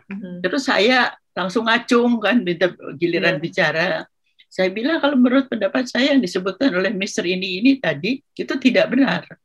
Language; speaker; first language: Indonesian; non-native, local second language; Sundanese